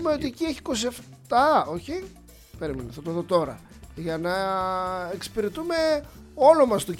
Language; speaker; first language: Greek; native; Greek